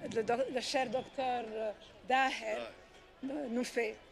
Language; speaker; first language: French; non-native, local second language; Arabic